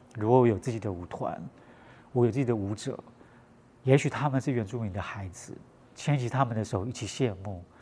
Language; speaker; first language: Chinese; non-native, local second language; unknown